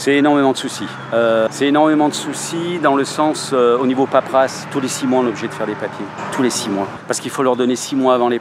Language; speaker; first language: French; native; French